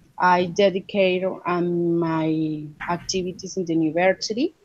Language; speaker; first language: English; non-native, learner; Spanish